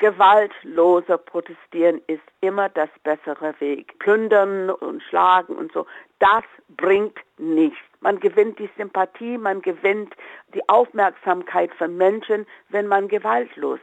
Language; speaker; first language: German; non-native, fluent; English